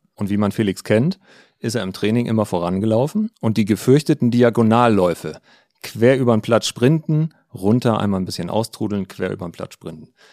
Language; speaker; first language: German; native; German